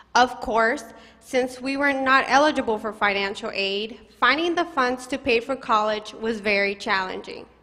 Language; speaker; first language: English; early bilingual, other home language; Spanish